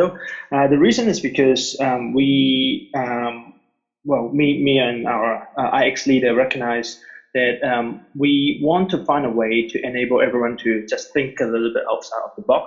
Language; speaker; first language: English; non-native, local second language; Cantonese